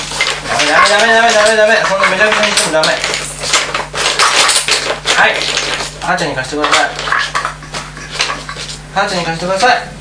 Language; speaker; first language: Japanese; native; Japanese